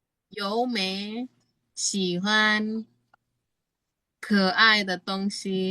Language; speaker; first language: Chinese; non-native, learner; Indonesian